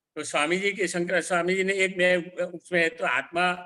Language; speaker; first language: Hindi; non-native, local second language; Gujarati